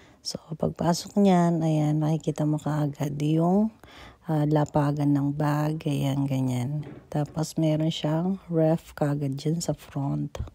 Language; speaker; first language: Filipino; native; Filipino